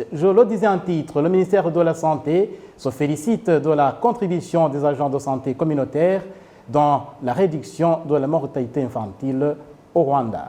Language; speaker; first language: French; non-native, local second language; Kinyarwanda